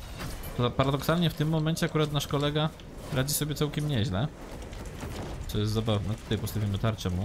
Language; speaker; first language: Polish; native; Polish